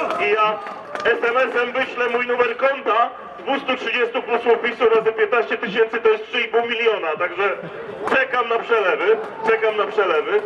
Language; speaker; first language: Polish; native; Polish